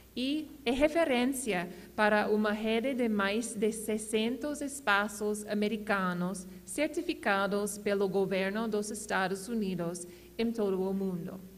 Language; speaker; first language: Portuguese; non-native, learner; English